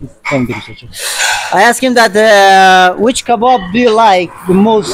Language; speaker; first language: English; non-native, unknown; Persian